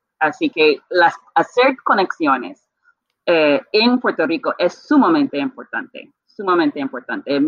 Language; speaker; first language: Spanish; non-native, fluent; English